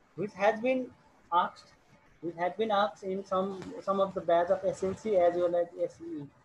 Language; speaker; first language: English; non-native, local second language; Nepali